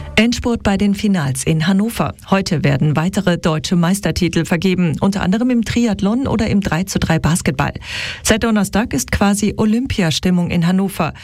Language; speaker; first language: German; native; German